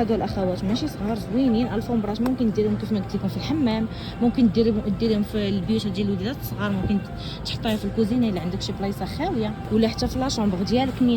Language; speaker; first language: Arabic; native; Arabic